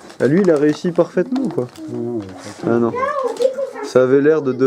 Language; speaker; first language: French; native; French